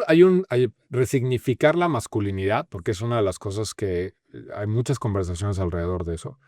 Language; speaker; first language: Spanish; native; Spanish